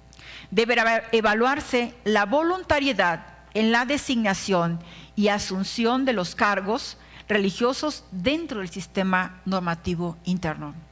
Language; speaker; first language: Spanish; native; Spanish